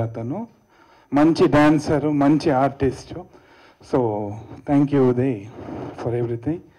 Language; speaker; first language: Telugu; native; Telugu